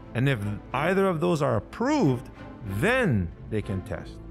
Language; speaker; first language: English; native; English